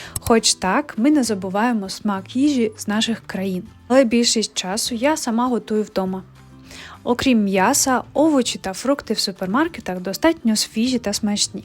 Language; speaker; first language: Ukrainian; native; Ukrainian